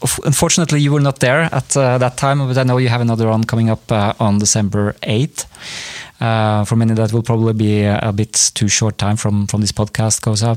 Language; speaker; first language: English; non-native, fluent; Norwegian